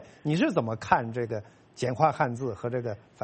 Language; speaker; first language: Chinese; native; Chinese